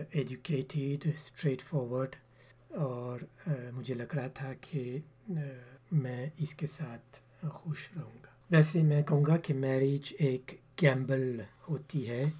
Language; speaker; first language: Urdu; early bilingual, heritage; Urdu